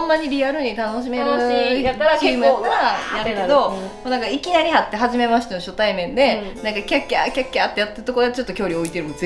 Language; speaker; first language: Japanese; native; Japanese